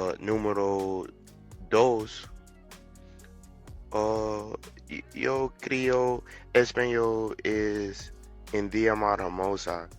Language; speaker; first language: Spanish; non-native, learner; English